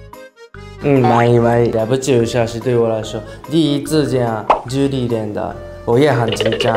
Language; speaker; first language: Chinese; non-native, learner; Japanese